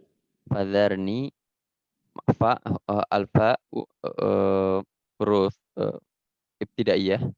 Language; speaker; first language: Arabic; non-native, learner; Indonesian